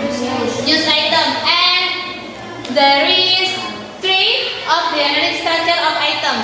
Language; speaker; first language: English; non-native, learner; Indonesian